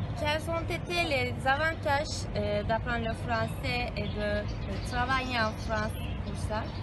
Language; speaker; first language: French; non-native, fluent; Turkish